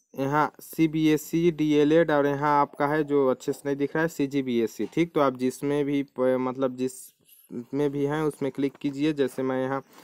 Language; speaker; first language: Hindi; native; Hindi